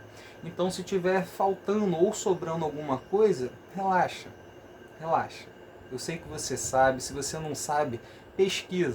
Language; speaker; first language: Portuguese; native; Portuguese